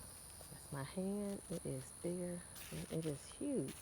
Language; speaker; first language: English; native; English